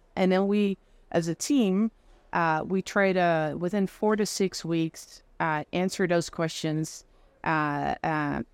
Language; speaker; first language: English; non-native, fluent; Dutch